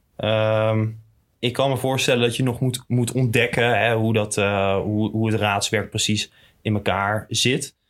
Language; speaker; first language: Dutch; native; Dutch